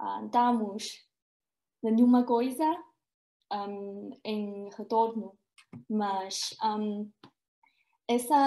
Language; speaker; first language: Portuguese; non-native, fluent; Chinese